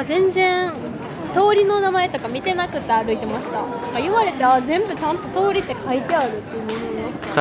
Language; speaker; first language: Japanese; native; Japanese